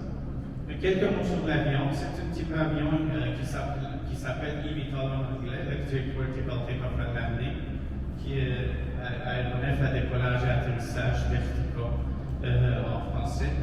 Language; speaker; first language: French; non-native, fluent; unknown